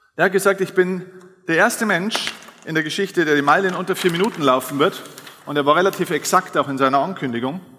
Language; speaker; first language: German; native; German